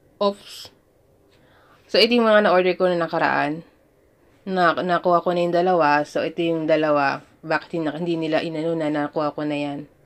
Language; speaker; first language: Filipino; native; Filipino